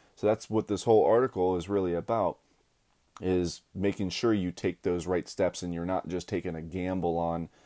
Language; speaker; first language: English; native; English